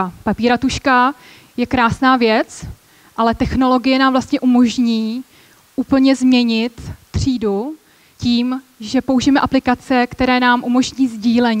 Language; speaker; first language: Czech; native; Czech